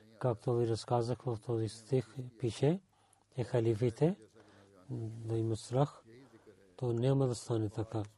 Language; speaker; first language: Bulgarian; non-native, learner; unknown